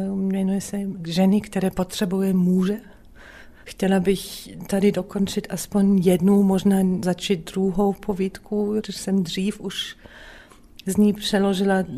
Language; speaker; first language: Czech; non-native, fluent; German